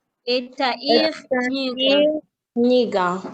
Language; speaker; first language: Russian; non-native, learner; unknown